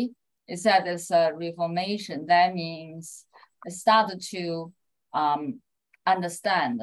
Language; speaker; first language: English; non-native, fluent; Chinese